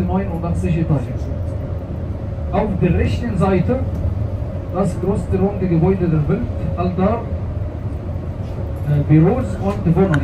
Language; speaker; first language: German; non-native, fluent; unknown